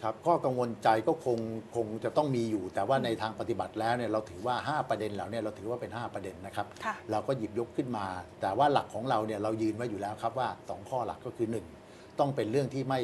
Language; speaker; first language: Thai; native; Thai